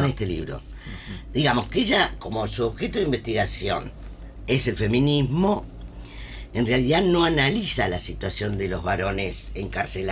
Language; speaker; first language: Spanish; native; Spanish